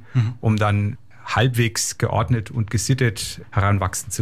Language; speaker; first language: German; native; German